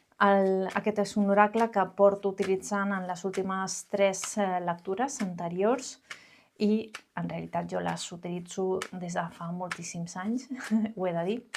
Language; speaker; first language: Catalan; non-native, local second language; Spanish